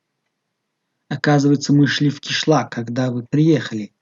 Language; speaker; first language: Russian; non-native, local second language; Tajik